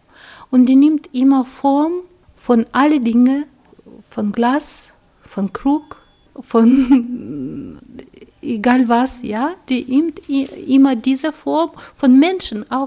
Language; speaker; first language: German; non-native, fluent; Russian